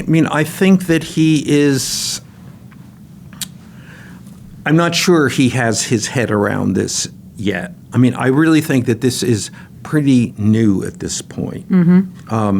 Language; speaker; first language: English; native; English